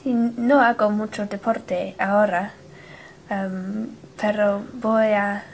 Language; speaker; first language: Spanish; non-native, learner; English